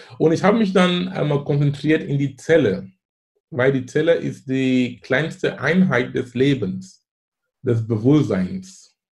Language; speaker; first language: German; non-native, fluent; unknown